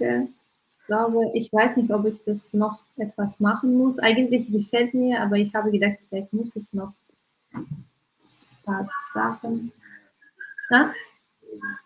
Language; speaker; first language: German; non-native, learner; Russian